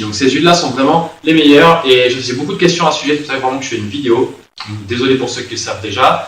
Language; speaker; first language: French; native; French